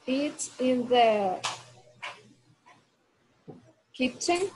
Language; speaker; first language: English; non-native, learner; Spanish